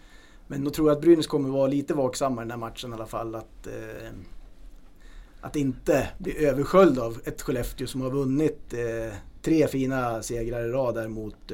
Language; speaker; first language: Swedish; native; Swedish